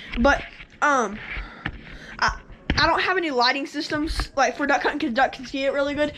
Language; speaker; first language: English; native; English